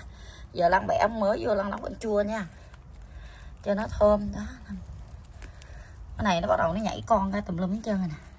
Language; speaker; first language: Vietnamese; native; Vietnamese